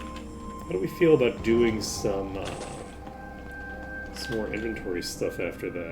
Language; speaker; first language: English; native; English